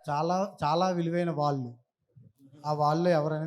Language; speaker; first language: Telugu; native; Telugu